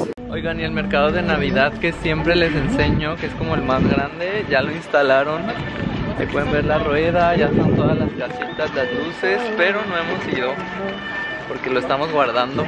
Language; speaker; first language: Spanish; native; Spanish